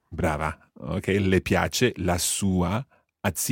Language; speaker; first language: Italian; non-native, fluent; English